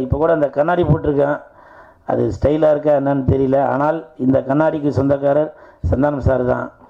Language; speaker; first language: Tamil; native; Tamil